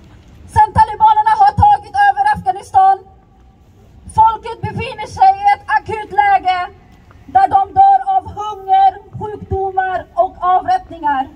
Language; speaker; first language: Swedish; early bilingual, other home language; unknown